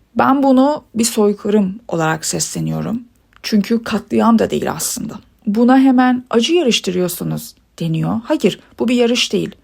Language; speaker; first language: Turkish; early bilingual, other home language; Persian